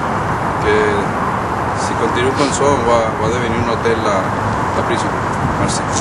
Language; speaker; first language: French; non-native, learner; Spanish